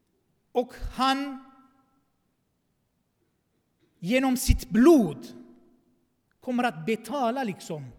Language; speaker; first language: Swedish; non-native, fluent; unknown